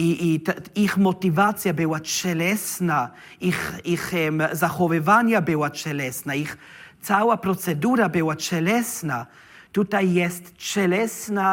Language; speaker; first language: Polish; non-native, learner; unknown